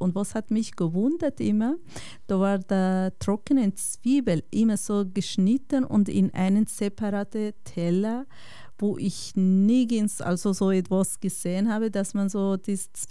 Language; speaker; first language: German; non-native, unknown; Kurdish